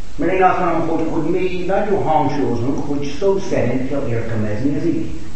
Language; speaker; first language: Hungarian; non-native, fluent; English